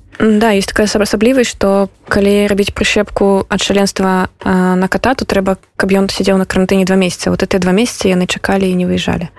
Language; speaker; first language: Belarusian; non-native, local second language; Russian